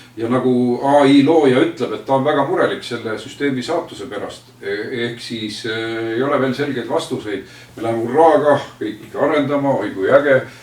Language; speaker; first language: Estonian; native; Estonian